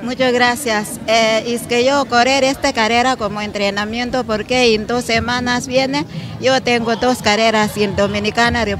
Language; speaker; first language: Spanish; non-native, learner; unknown